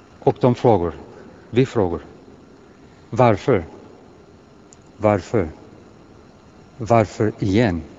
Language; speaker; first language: Swedish; non-native, fluent; Greek